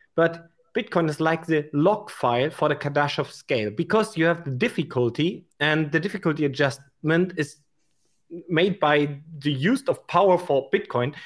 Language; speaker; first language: English; non-native, fluent; German